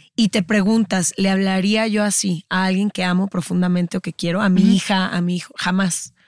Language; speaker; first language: Spanish; native; Spanish